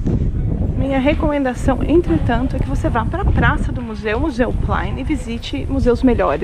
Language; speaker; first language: Portuguese; native; Portuguese